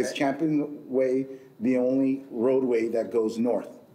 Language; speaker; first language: English; early bilingual, other home language; Spanish